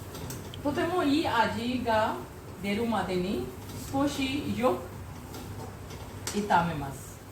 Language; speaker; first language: Japanese; non-native, fluent; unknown